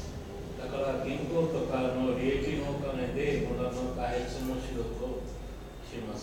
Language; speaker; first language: Japanese; non-native, learner; Bangla